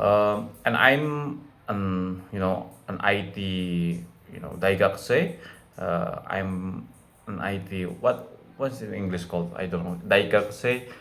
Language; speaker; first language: English; non-native, fluent; Indonesian